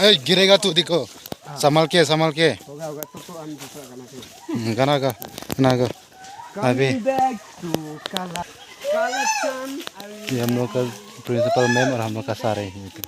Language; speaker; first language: Hindi; non-native, local second language; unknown